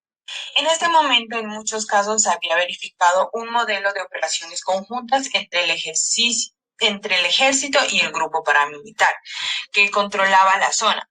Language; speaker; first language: Spanish; native; Spanish